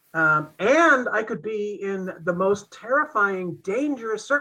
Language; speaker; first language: English; native; English